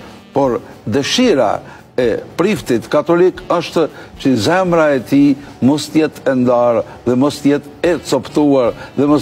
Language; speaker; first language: Albanian; native; Albanian